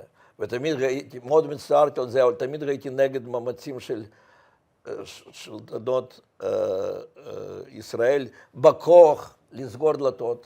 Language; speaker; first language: Hebrew; non-native, fluent; Russian